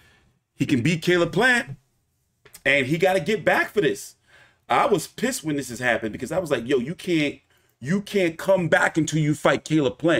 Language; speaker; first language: English; native; English